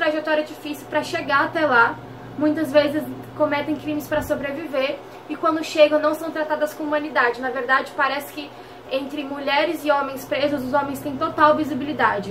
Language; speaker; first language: Portuguese; native; Portuguese